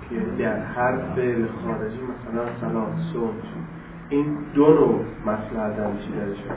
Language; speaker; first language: Persian; native; Persian